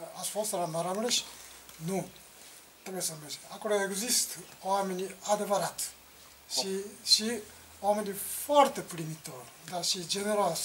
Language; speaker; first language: Romanian; non-native, learner; Japanese